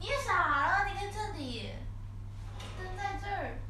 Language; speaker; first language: Chinese; native; Chinese